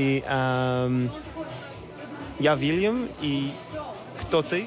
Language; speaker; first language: Russian; non-native, learner; Dutch